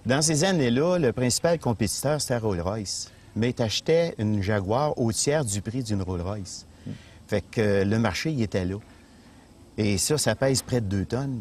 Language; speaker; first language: French; native; French